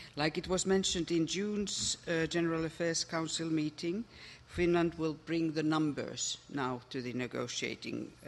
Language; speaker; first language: English; non-native, fluent; Finnish